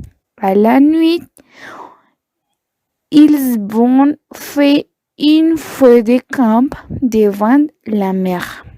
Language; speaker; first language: French; non-native, learner; Spanish